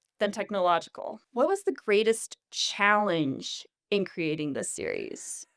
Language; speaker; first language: English; native; English